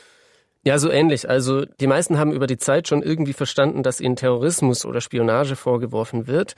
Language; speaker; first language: German; native; German